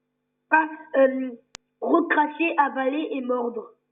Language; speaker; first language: French; native; French